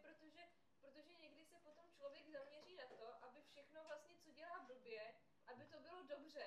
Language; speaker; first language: Czech; native; Czech